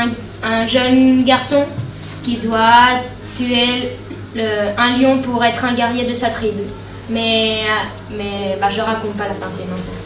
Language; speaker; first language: French; non-native, fluent; Spanish